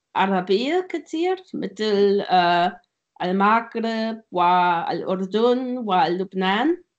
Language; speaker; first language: Arabic; non-native, learner; German